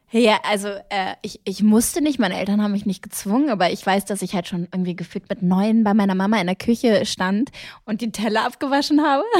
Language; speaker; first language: German; early bilingual, other home language; Greek